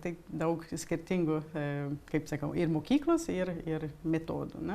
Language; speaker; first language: Lithuanian; early bilingual, heritage; Lithuanian